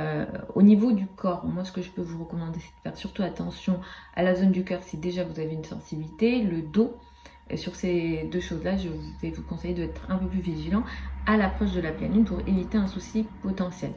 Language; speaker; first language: French; native; French